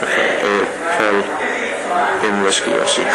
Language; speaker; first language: French; non-native, learner; English